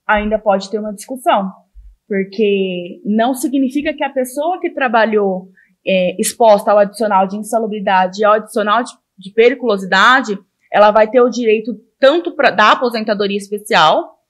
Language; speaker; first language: Portuguese; native; Portuguese